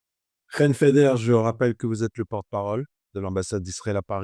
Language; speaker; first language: French; native; French